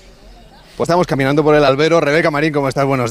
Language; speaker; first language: Spanish; native; Spanish